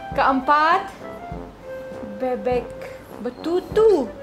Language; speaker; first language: Indonesian; non-native, fluent; Manipuri